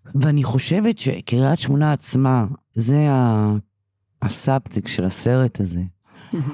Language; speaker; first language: Hebrew; early bilingual, other home language; English